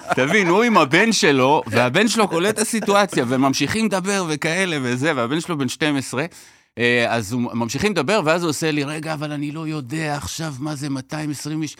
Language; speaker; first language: Hebrew; native; Hebrew